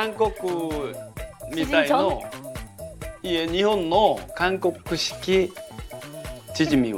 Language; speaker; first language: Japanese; non-native, fluent; Korean